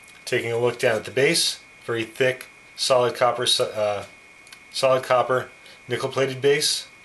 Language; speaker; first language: English; native; English